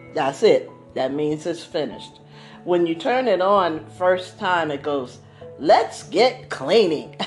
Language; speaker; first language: English; native; English